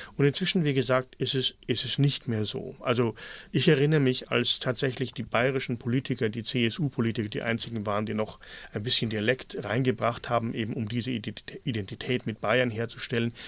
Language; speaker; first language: German; native; German